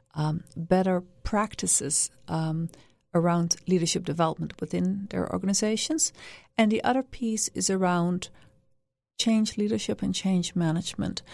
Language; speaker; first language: English; non-native, fluent; Dutch